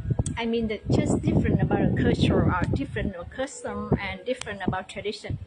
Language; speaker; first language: English; non-native, learner; Vietnamese